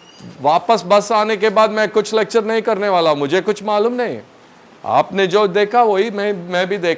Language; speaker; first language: Hindi; non-native, local second language; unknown